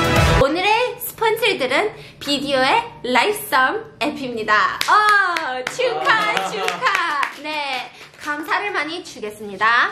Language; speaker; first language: Korean; early bilingual, heritage; English